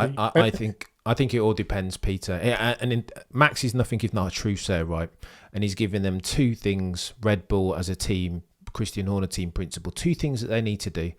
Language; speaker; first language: English; native; English